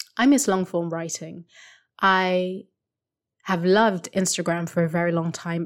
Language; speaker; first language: English; non-native, local second language; Shona